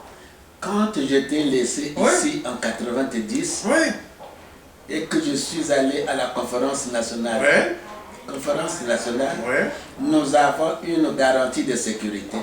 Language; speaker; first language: French; non-native, local second language; Lingala